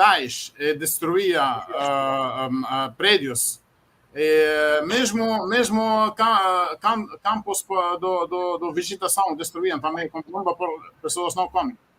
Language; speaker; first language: Portuguese; non-native, fluent; Arabic